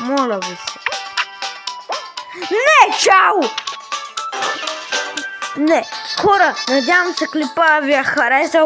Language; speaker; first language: Bulgarian; native; Bulgarian